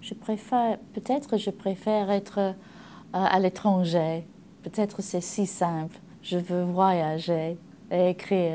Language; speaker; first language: French; non-native, learner; English